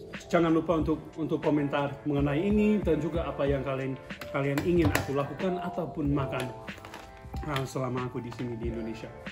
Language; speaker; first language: Indonesian; non-native, fluent; English